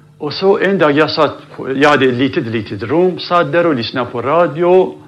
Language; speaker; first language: Swedish; non-native, fluent; Central Kurdish